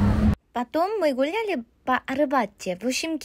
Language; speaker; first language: Russian; non-native, learner; Korean